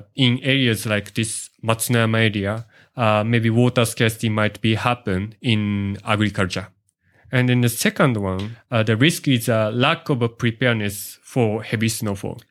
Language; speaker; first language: English; non-native, learner; Japanese